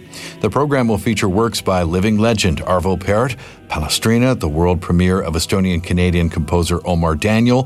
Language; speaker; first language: English; native; English